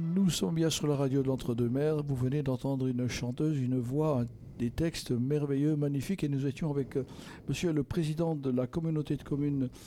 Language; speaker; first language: French; native; French